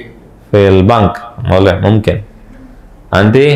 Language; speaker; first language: Arabic; non-native, fluent; Indonesian